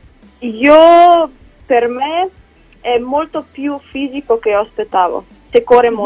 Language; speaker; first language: Italian; non-native, learner; Slovenian